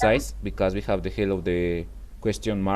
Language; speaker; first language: English; non-native, fluent; Spanish